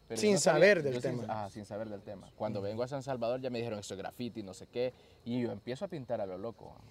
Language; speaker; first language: Spanish; native; Spanish